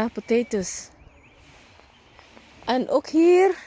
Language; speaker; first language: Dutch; non-native, learner; Filipino